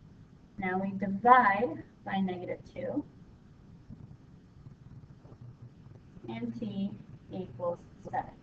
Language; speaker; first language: English; native; English